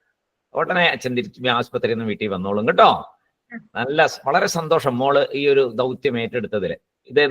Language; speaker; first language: Malayalam; native; Malayalam